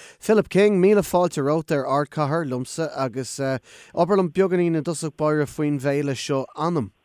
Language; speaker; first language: Irish; non-native, local second language; English